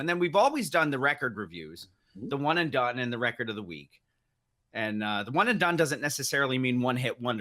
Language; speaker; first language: English; native; English